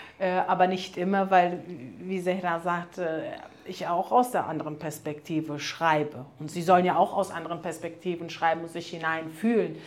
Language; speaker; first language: German; early bilingual, other home language; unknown